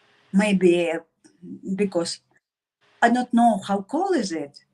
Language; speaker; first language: English; non-native, learner; Russian